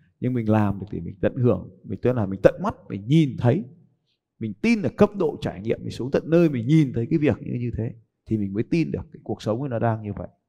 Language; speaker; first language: Vietnamese; native; Vietnamese